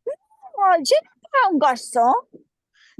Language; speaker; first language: French; non-native, learner; English